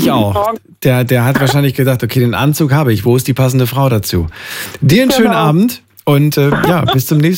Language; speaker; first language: German; native; German